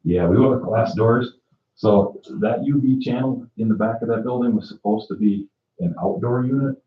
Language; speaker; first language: English; native; English